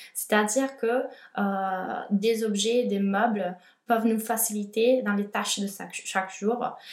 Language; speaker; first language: French; non-native, fluent; Italian